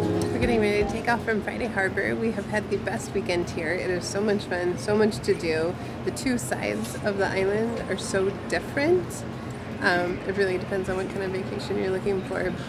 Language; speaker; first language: English; native; English